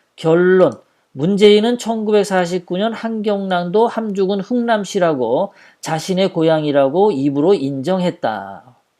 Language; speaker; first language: Korean; native; Korean